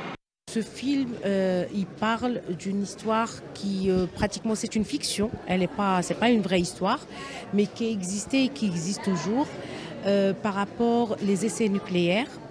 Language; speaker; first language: French; non-native, local second language; Arabic